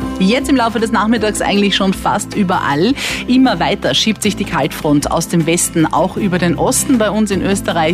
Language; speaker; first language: German; native; German